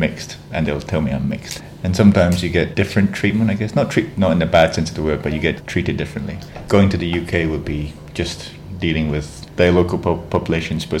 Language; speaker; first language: English; native; English